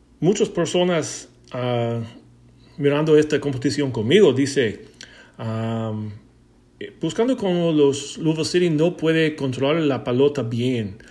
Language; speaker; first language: Spanish; non-native, learner; English